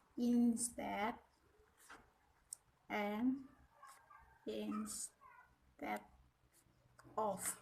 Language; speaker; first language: English; non-native, learner; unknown